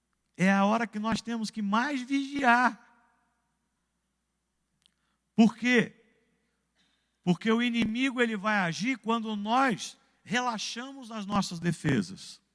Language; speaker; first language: Portuguese; native; Portuguese